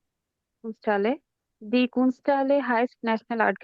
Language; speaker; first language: German; non-native, learner; Bangla